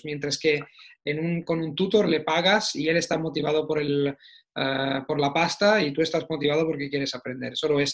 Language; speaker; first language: Spanish; non-native, fluent; Italian